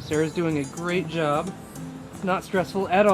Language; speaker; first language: English; native; English